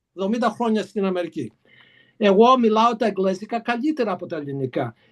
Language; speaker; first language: Greek; early bilingual, heritage; Greek